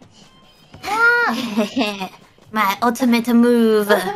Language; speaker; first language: Japanese; non-native, learner; English